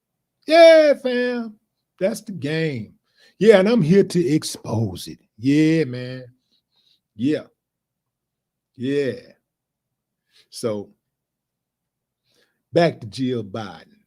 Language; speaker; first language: English; native; English